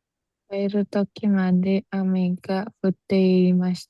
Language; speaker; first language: Japanese; non-native, learner; Indonesian